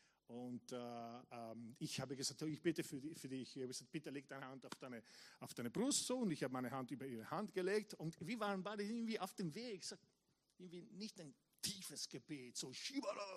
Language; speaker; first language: German; non-native, fluent; English